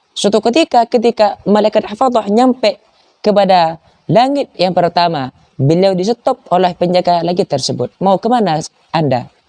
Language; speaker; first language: Malay; non-native, local second language; Madurese